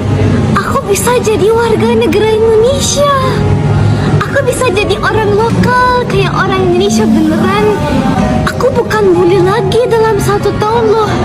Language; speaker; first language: Indonesian; non-native, fluent; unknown